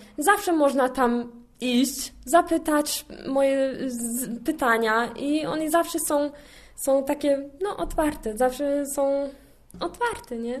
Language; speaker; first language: Polish; non-native, fluent; German